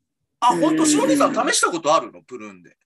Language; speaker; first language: Japanese; native; Japanese